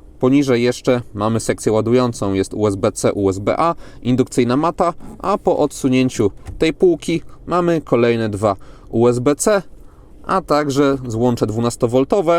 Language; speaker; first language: Polish; native; Polish